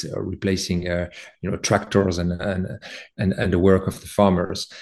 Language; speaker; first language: English; non-native, fluent; French